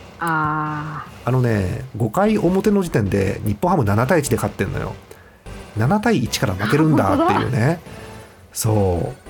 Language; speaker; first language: Japanese; native; Japanese